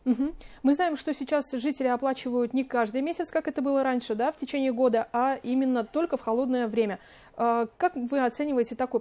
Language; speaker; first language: Russian; native; Russian